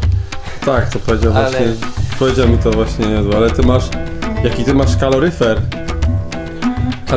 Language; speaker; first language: Polish; native; Polish